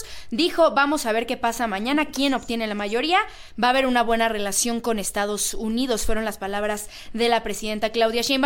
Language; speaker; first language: Spanish; native; Spanish